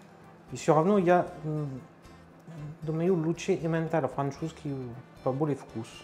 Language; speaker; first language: Russian; non-native, learner; French